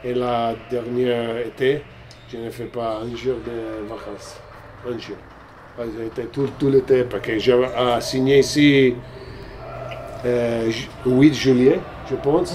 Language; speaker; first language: French; non-native, learner; Italian